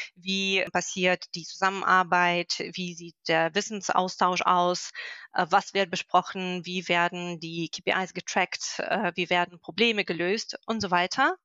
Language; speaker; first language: German; non-native, fluent; Russian